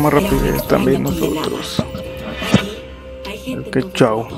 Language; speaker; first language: Spanish; native; Spanish